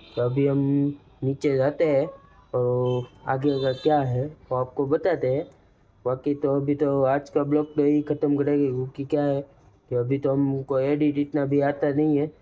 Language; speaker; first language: Hindi; non-native, local second language; Gujarati